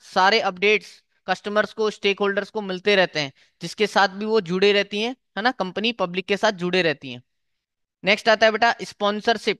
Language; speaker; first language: Hindi; native; Hindi